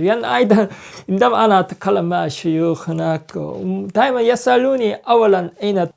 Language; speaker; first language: Arabic; non-native, learner; Korean